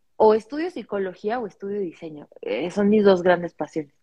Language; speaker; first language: Spanish; native; Spanish